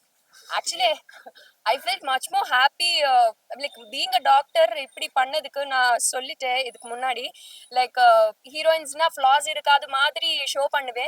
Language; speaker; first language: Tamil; non-native, learner; Telugu